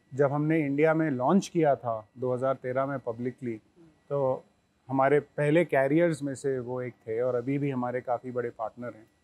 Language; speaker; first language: Hindi; native; Hindi